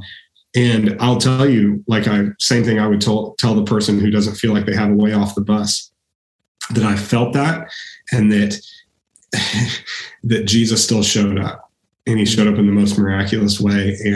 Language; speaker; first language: English; native; English